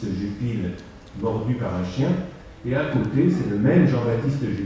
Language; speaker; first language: French; native; French